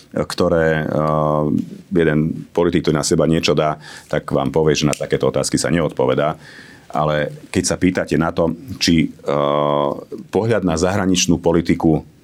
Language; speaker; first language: Slovak; non-native, local second language; Hungarian